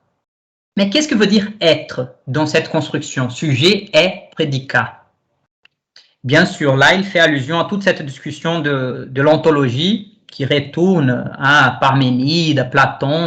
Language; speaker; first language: French; non-native, fluent; Portuguese